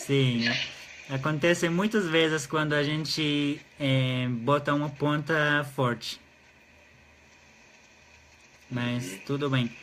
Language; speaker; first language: Portuguese; non-native, fluent; Hebrew